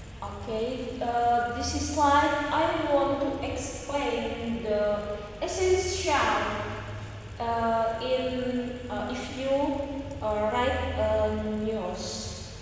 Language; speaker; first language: English; non-native, learner; Indonesian